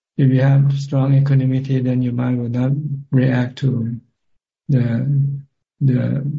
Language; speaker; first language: English; non-native, fluent; Thai